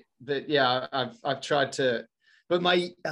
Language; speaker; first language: English; native; English